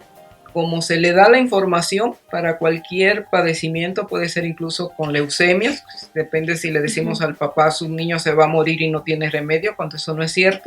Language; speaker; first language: Spanish; native; Spanish